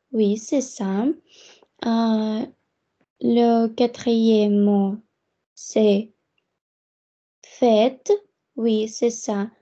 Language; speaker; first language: French; non-native, fluent; Russian